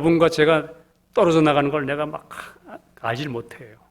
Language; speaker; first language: Korean; native; Korean